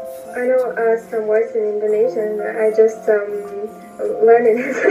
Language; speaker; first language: English; non-native, learner; Russian